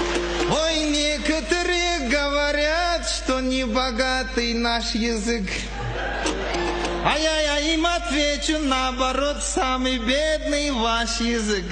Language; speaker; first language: Russian; non-native, local second language; Kyrgyz